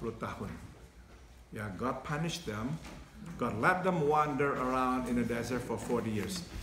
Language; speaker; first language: English; non-native, fluent; Indonesian